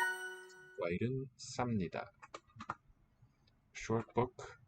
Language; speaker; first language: Korean; non-native, learner; English